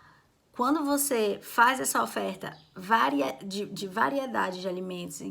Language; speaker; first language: Portuguese; native; Portuguese